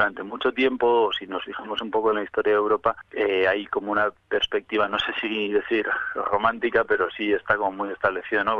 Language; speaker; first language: Spanish; native; Spanish